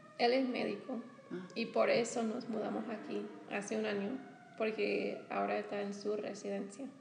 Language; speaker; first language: Spanish; non-native, fluent; English